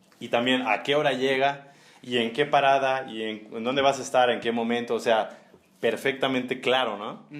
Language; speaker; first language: Spanish; native; Spanish